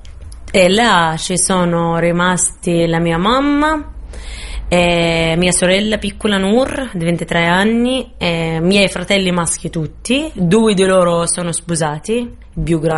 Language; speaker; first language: Italian; non-native, fluent; Arabic